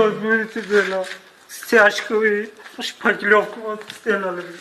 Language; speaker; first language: Russian; non-native, learner; Tajik